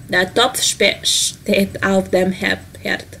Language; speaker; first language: German; non-native, fluent; Serbian